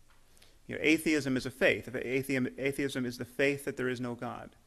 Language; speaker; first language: English; native; English